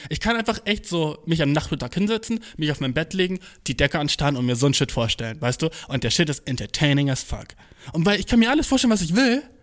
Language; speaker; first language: German; early bilingual, other home language; Turkish